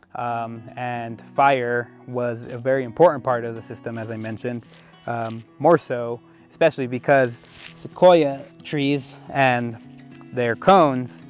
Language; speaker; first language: English; native; English